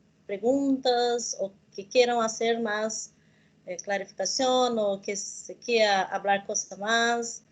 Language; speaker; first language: Spanish; non-native, learner; Portuguese